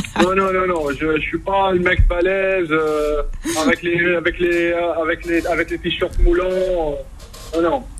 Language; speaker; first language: French; non-native, local second language; Kabyle